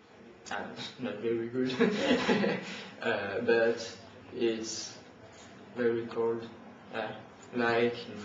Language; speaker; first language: English; non-native, learner; French